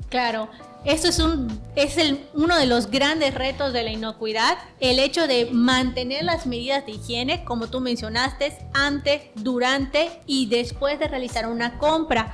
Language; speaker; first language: Spanish; native; Spanish